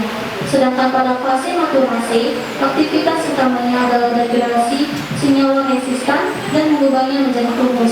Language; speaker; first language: Indonesian; native; Indonesian